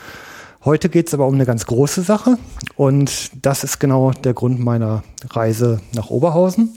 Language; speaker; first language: German; native; German